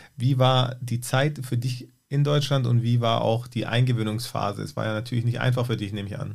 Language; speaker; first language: German; native; German